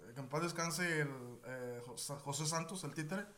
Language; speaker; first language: Spanish; native; Spanish